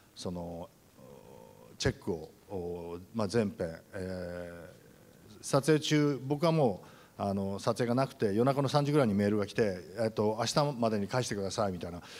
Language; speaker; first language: Japanese; native; Japanese